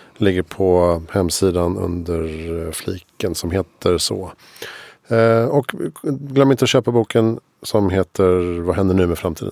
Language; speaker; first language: Swedish; native; Swedish